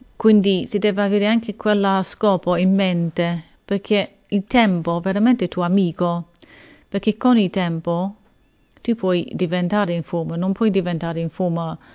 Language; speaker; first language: Italian; non-native, fluent; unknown